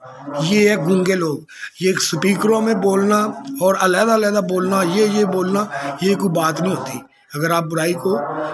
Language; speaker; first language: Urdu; non-native, local second language; Punjabi